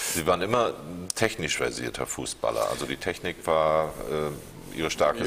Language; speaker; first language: German; native; German